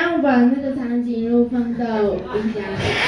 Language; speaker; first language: Chinese; native; Chinese